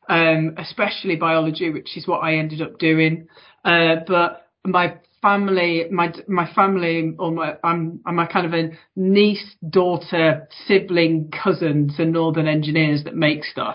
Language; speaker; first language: English; native; English